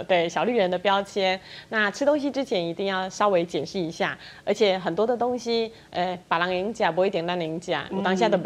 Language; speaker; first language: Chinese; native; Chinese